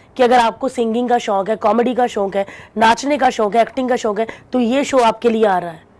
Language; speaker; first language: Hindi; non-native, local second language; Punjabi